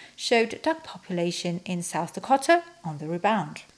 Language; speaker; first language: English; non-native, fluent; French